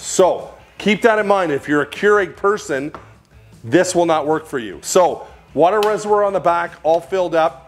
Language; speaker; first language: English; native; English